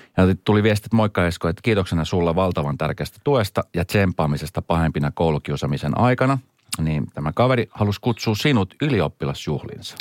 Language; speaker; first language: Finnish; early bilingual, other home language; Swedish